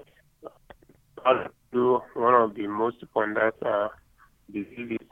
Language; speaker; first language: English; non-native, local second language; Yoruba